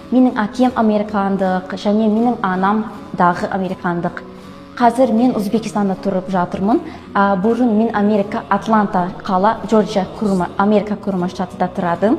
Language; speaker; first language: Kazakh; non-native, learner; English